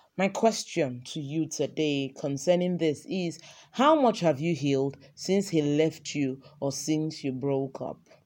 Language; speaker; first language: English; non-native, local second language; Yoruba